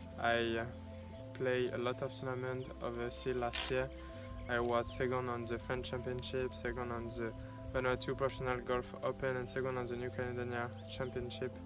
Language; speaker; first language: English; non-native, learner; French